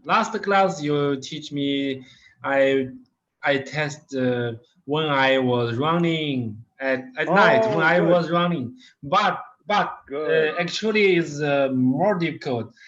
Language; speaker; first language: English; non-native, learner; Chinese